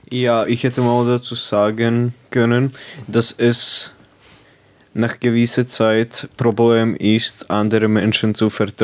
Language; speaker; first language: German; non-native, local second language; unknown